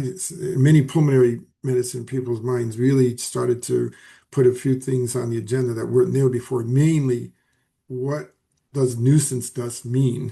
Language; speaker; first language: English; native; English